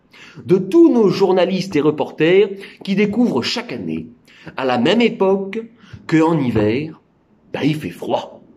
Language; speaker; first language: French; native; French